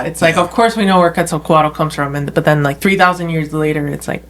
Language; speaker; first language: English; native; English